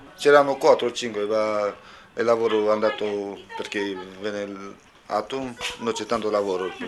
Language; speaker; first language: Italian; non-native, learner; Romanian